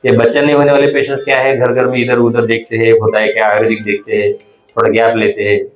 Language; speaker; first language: Hindi; non-native, local second language; Marathi